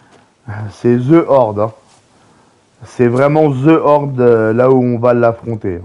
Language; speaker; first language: French; native; French